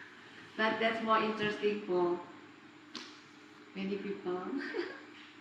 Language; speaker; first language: English; non-native, learner; Indonesian